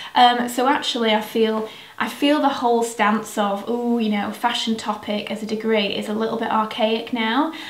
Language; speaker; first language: English; native; English